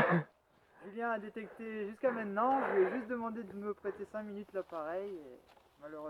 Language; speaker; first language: French; native; French